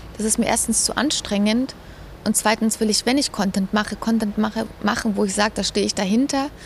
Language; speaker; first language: German; native; German